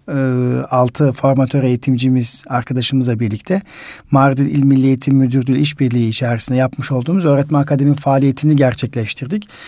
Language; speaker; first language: Turkish; native; Turkish